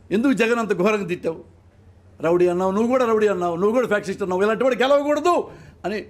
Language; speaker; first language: Telugu; native; Telugu